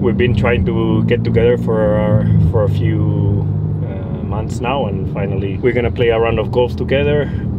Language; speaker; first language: English; non-native, fluent; Spanish